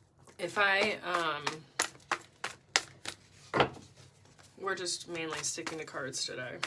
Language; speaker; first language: English; native; English